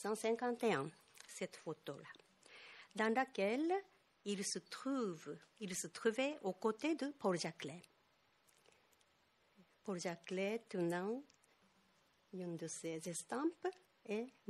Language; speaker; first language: French; non-native, fluent; Japanese